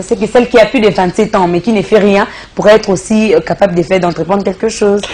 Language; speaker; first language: French; non-native, local second language; Lingala